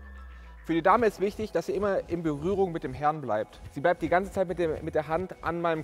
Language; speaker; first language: German; native; German